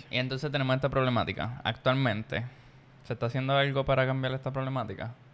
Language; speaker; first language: Spanish; native; Spanish